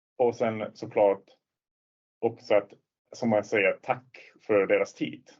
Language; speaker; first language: Swedish; non-native, fluent; Swiss German